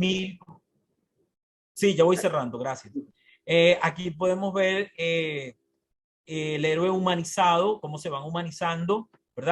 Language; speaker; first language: Spanish; native; Spanish